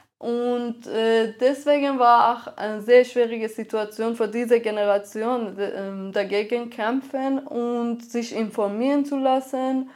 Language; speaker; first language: German; non-native, fluent; Persian